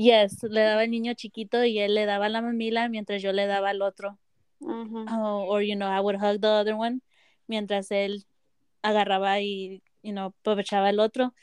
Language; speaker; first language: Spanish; early bilingual, heritage; Spanish